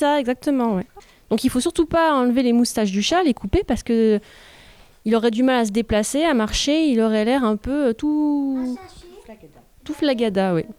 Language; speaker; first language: French; native; French